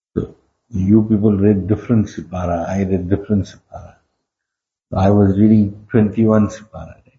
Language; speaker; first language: English; native; English